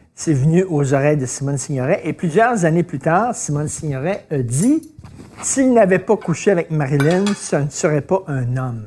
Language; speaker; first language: French; native; French